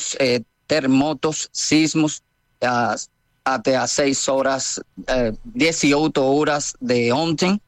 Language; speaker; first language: Portuguese; non-native, learner; Spanish